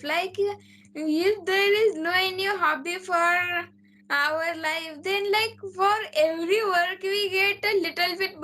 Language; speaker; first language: English; non-native, learner; Marathi